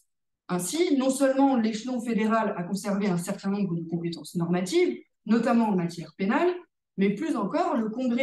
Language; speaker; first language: French; native; French